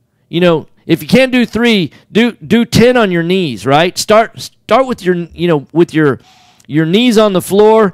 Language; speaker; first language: English; native; English